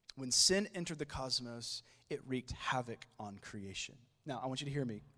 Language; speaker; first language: English; native; English